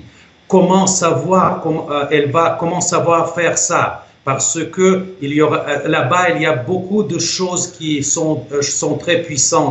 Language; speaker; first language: French; non-native, fluent; Russian